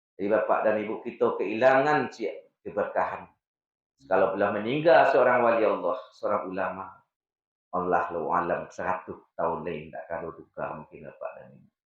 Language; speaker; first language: Malay; non-native, local second language; Minangkabau